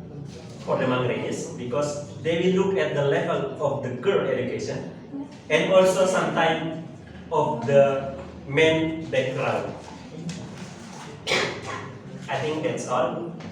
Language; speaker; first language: English; non-native, learner; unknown